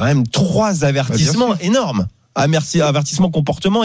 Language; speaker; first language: French; native; French